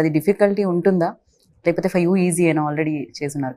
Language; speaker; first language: Telugu; native; Telugu